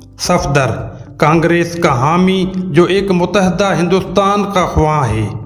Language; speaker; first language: Urdu; non-native, local second language; Sindhi